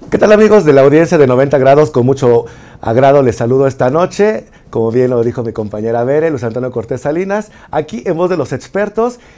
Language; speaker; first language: Spanish; native; Spanish